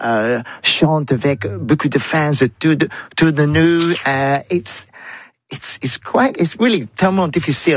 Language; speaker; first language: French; non-native, learner; English